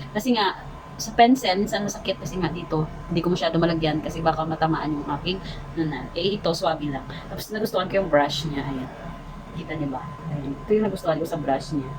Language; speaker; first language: Filipino; native; Filipino